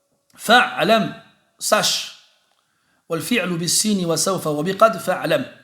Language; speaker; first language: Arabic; early bilingual, heritage; French